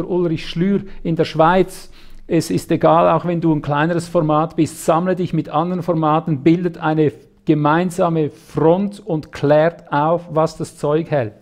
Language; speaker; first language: German; native; German